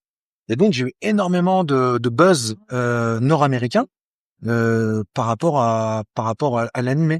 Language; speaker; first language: French; native; French